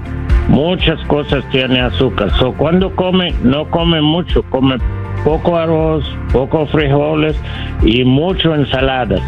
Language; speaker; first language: Spanish; non-native, learner; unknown